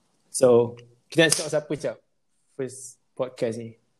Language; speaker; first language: English; non-native, local second language; Malay